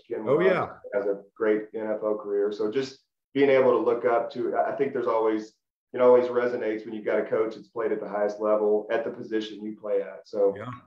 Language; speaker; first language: English; native; English